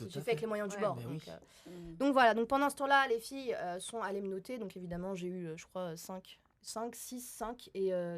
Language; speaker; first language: French; native; French